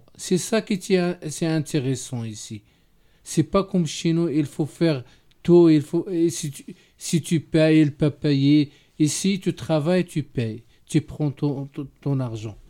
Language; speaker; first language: French; non-native, learner; Arabic